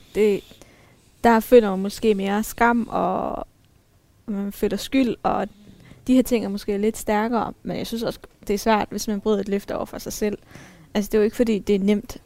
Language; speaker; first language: Danish; native; Danish